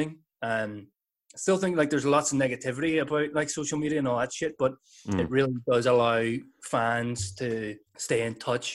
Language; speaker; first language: English; native; English